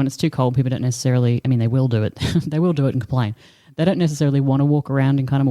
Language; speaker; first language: English; native; English